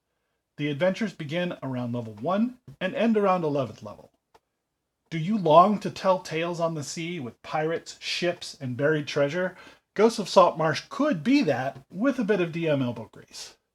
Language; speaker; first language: English; native; English